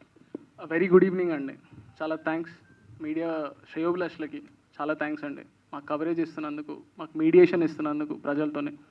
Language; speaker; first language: Telugu; native; Telugu